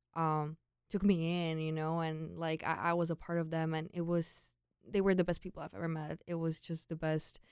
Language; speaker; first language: English; non-native, fluent; Czech